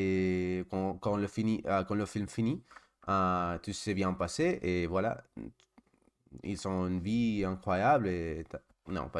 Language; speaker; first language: French; non-native, learner; Spanish